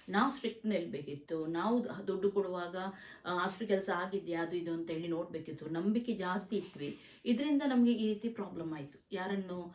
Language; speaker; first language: Kannada; native; Kannada